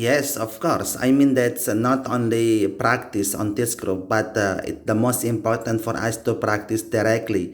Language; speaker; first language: English; non-native, learner; Indonesian